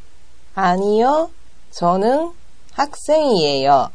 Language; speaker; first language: Korean; non-native, learner; Japanese